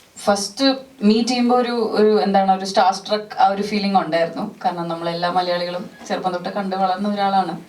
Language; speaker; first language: Malayalam; early bilingual, heritage; Malayalam